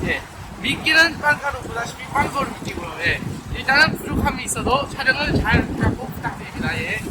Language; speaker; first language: Korean; native; Korean